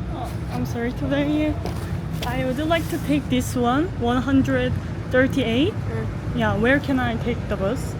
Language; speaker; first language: English; non-native, learner; Korean